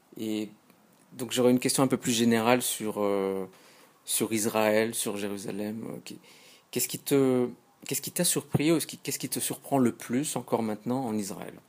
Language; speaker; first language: French; native; French